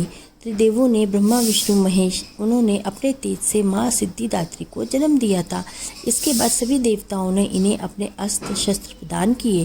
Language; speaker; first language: Hindi; native; Hindi